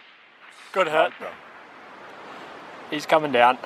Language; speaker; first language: English; native; English